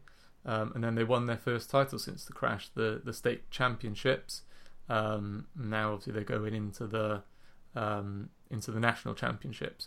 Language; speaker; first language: English; native; English